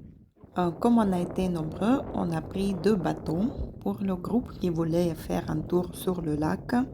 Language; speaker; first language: French; non-native, fluent; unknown